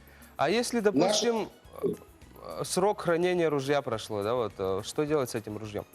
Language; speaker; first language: Russian; native; Russian